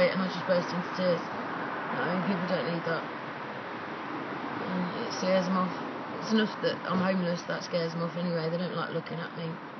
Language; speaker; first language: English; native; English